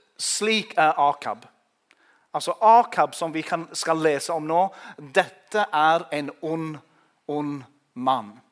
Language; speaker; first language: Norwegian; non-native, fluent; English